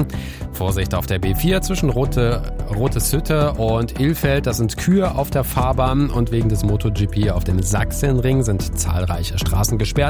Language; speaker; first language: German; native; German